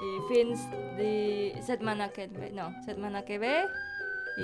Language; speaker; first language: Catalan; non-native, learner; Indonesian